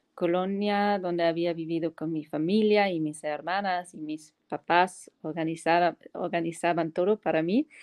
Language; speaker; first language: Spanish; non-native, fluent; German